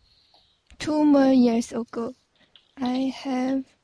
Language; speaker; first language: English; non-native, learner; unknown